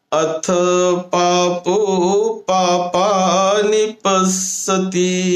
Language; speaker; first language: Hindi; non-native, local second language; Marathi